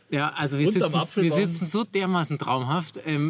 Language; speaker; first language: German; native; German